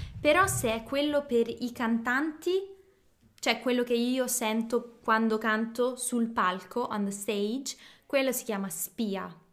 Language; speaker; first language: Italian; native; Italian